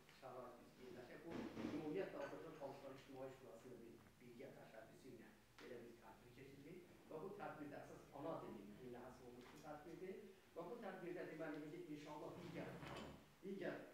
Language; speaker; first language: Azerbaijani; non-native, local second language; Talysh